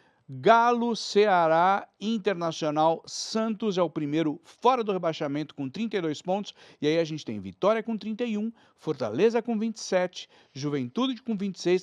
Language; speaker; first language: Portuguese; native; Portuguese